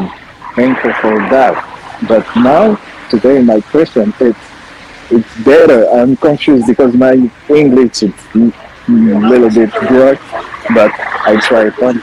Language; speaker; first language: English; non-native, learner; French